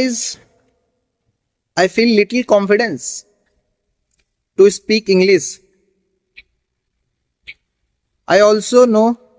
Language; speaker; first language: English; non-native, learner; Hindi